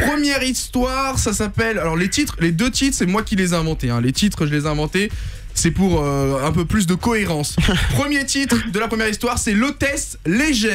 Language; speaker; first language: French; native; French